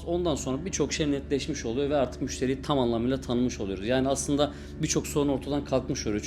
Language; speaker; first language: Turkish; native; Turkish